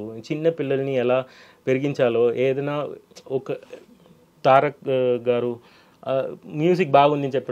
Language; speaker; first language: Telugu; non-native, local second language; Tamil